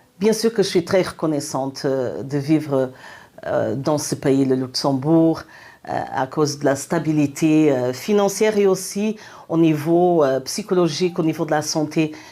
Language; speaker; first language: French; non-native, fluent; Portuguese